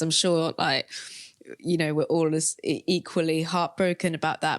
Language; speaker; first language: English; native; English